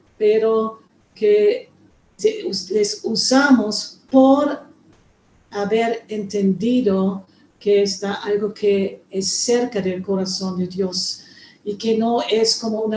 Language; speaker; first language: Spanish; non-native, fluent; German